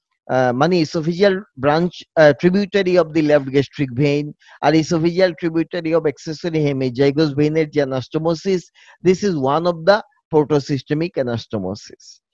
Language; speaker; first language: English; non-native, local second language; Bangla